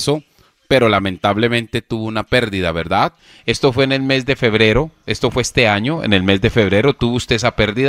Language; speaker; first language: Spanish; native; Spanish